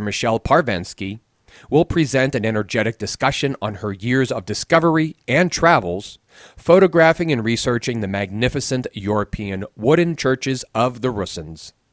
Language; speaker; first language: English; native; English